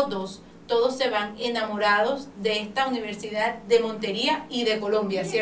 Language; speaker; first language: Spanish; native; Spanish